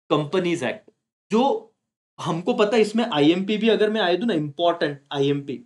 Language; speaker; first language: Hindi; non-native, local second language; Marathi